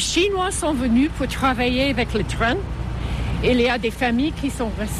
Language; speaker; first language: French; non-native, fluent; English